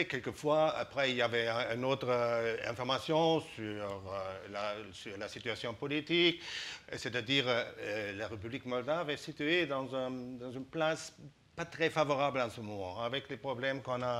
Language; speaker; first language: French; non-native, fluent; German